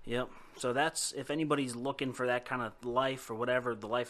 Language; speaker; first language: English; native; English